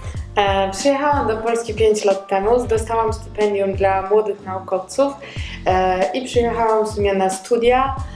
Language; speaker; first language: Polish; non-native, learner; Georgian